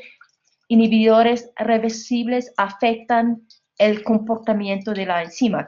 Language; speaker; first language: Spanish; non-native, fluent; English